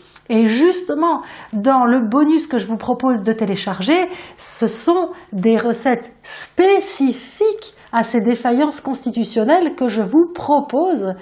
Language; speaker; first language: French; native; French